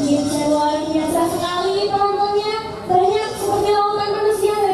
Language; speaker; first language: Indonesian; non-native, local second language; Javanese